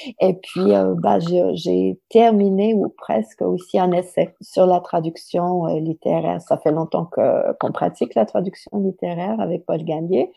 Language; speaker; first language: French; non-native, local second language; English